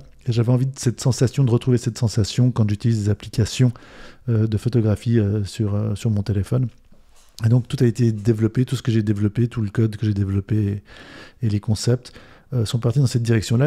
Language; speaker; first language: French; native; French